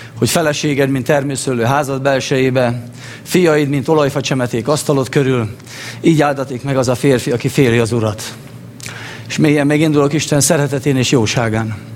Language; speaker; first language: Hungarian; native; Hungarian